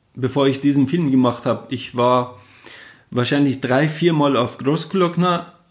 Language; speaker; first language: German; non-native, fluent; Persian